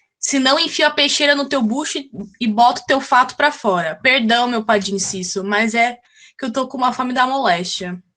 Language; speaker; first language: Portuguese; native; Portuguese